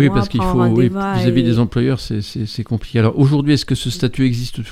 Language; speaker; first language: French; native; French